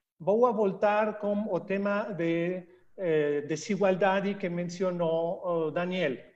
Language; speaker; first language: Portuguese; non-native, learner; Spanish